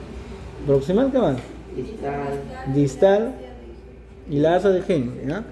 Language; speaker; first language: Spanish; native; Spanish